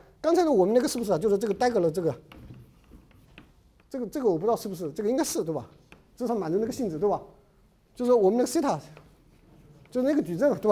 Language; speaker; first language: Chinese; native; Chinese